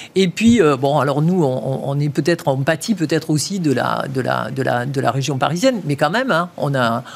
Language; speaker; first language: French; native; French